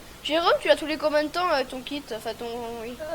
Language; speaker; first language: French; native; French